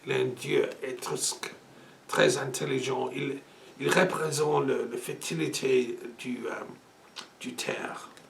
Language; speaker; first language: French; non-native, learner; English